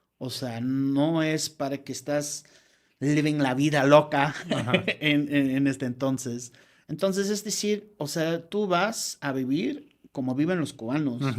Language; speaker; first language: Spanish; non-native, fluent; English